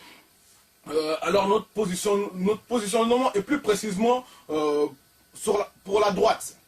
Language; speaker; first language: French; non-native, local second language; Lingala